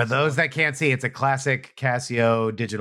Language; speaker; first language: English; native; English